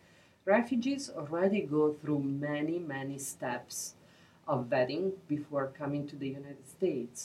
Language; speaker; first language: English; non-native, fluent; Italian